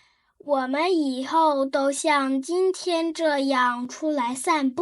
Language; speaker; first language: Chinese; non-native, learner; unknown